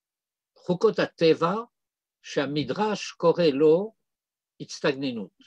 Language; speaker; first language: Hebrew; non-native, fluent; French